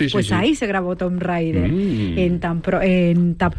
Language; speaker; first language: Spanish; native; Spanish